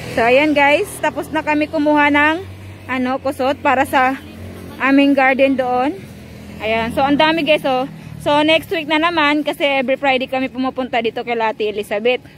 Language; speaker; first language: Filipino; non-native, local second language; Cebuano